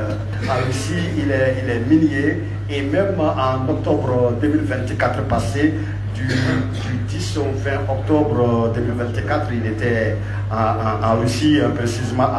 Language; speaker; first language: French; native; French